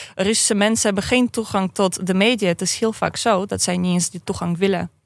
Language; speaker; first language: Dutch; non-native, fluent; Russian